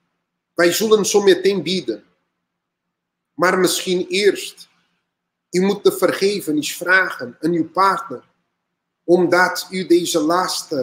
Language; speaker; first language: Dutch; non-native, learner; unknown